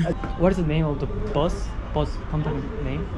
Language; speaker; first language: English; non-native, learner; Korean